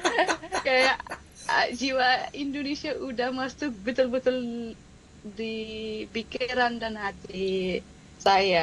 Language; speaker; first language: Indonesian; non-native, fluent; Arabic